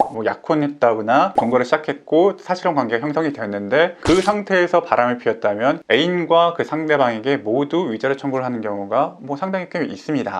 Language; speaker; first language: Korean; native; Korean